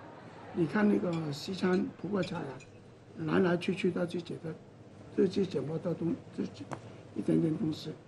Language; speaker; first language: Chinese; non-native, local second language; Cantonese